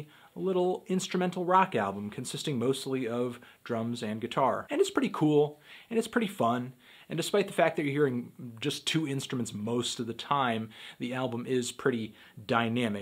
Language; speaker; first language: English; native; English